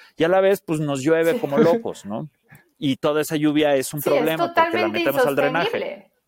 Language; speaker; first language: Spanish; early bilingual, heritage; Spanish